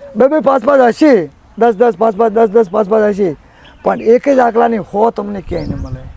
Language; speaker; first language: Gujarati; native; Gujarati